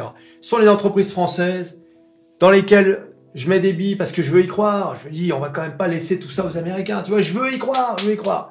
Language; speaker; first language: French; native; French